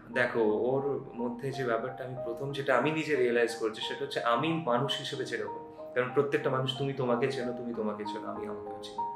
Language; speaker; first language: Bangla; native; Bangla